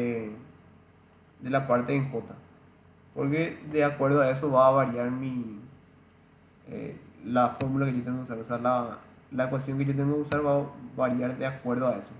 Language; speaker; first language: Spanish; native; Spanish